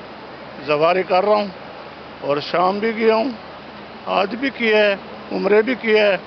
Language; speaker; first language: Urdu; non-native, local second language; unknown